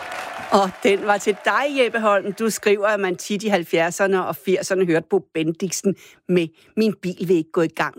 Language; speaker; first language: Danish; native; Danish